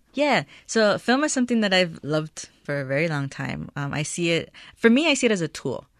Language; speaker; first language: English; early bilingual, other home language; Spanish